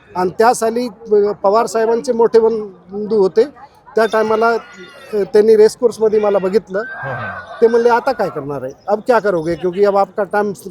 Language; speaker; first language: Marathi; non-native, local second language; Hindi